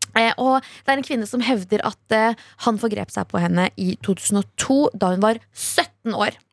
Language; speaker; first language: Norwegian; early bilingual, other home language; Kurdish